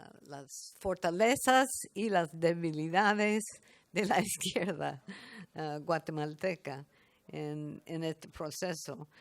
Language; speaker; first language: Spanish; non-native, fluent; English